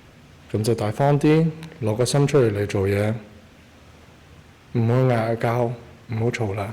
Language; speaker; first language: Cantonese; early bilingual, heritage; Cantonese